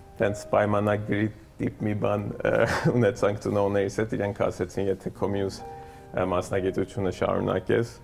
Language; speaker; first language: Armenian; early bilingual, heritage; Armenian